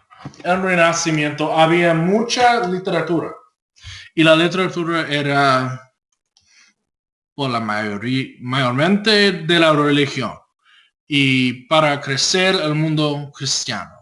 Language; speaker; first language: Spanish; non-native, learner; English